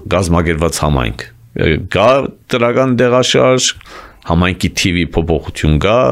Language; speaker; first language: Armenian; early bilingual, heritage; Armenian